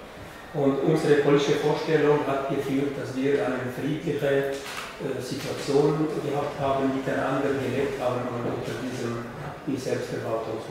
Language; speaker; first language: German; non-native, fluent; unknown